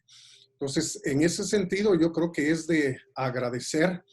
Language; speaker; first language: Spanish; native; Spanish